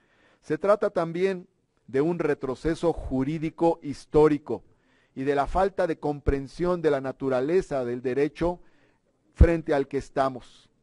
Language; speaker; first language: Spanish; native; Spanish